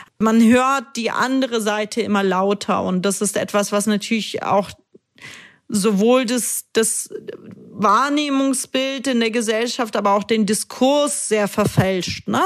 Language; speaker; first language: German; early bilingual, other home language; Russian